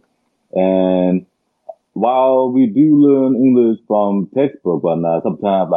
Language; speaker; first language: English; early bilingual, other home language; Arabic